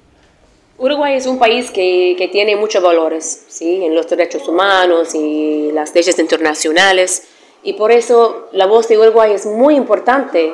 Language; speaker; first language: Spanish; non-native, fluent; Arabic